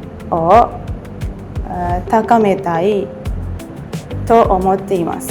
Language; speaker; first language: Japanese; non-native, learner; Sinhala